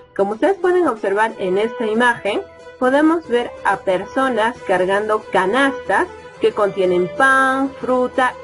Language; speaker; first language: Spanish; native; Spanish